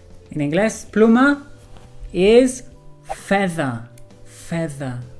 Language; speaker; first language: Spanish; non-native, fluent; English